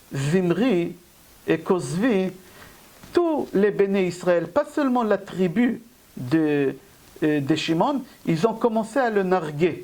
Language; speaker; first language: French; native; French